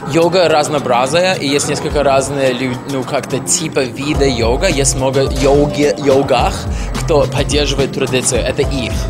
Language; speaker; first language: Russian; non-native, fluent; English